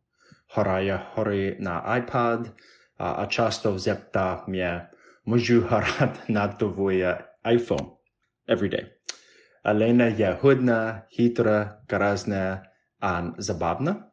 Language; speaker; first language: Czech; non-native, learner; English